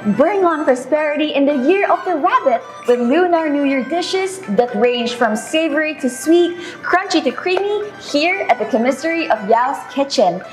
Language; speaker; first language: English; non-native, local second language; Filipino